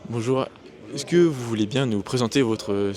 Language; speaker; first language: French; native; French